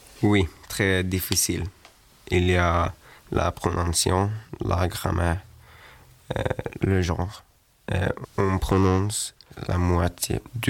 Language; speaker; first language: French; non-native, learner; Swedish